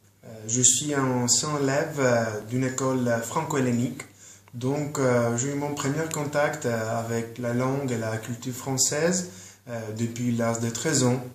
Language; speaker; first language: French; non-native, fluent; Greek